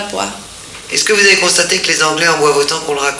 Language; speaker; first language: French; native; French